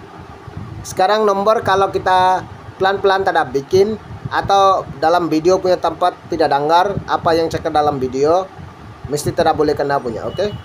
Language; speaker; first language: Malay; non-native, learner; Bangla